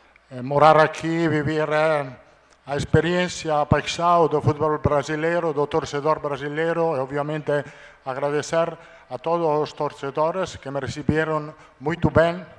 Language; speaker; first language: Portuguese; non-native, learner; Italian